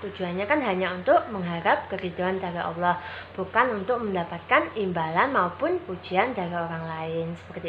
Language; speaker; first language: Indonesian; native; Indonesian